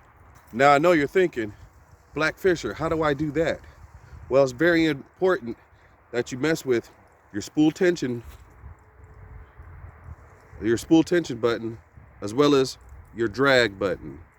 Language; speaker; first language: English; native; English